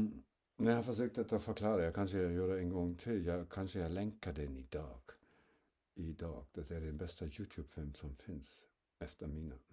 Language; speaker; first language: Swedish; non-native, fluent; German